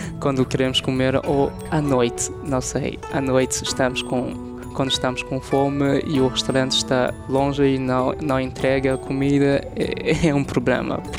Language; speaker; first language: Portuguese; non-native, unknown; Chinese